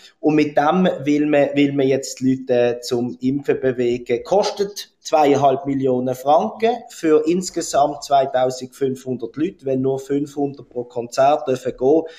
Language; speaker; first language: German; native; German